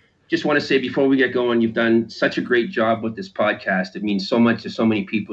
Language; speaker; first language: English; native; English